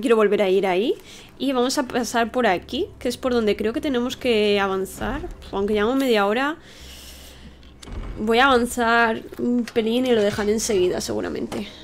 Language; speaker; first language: Spanish; native; Spanish